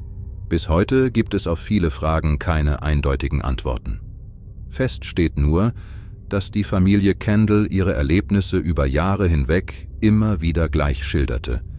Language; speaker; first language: German; native; German